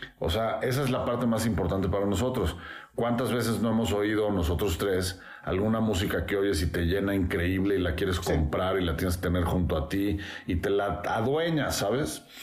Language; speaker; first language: Spanish; native; Spanish